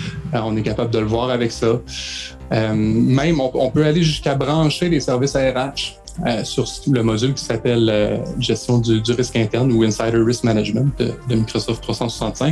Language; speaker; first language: French; native; French